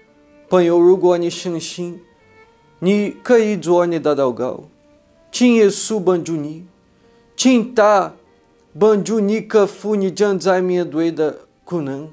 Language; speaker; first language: Chinese; non-native, fluent; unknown